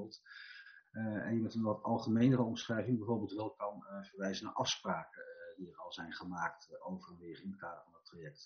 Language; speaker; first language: Dutch; native; Dutch